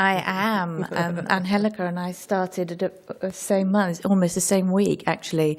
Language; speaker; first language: English; native; English